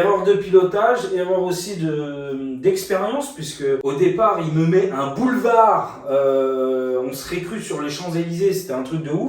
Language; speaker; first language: French; native; French